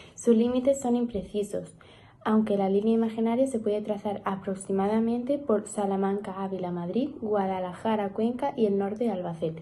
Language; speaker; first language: Spanish; native; Spanish